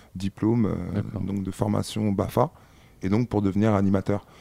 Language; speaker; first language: French; native; French